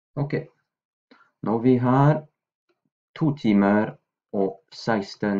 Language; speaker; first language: Norwegian; non-native, fluent; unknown